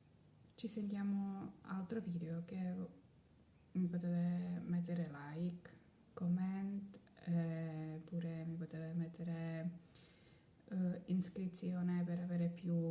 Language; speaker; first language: Italian; non-native, learner; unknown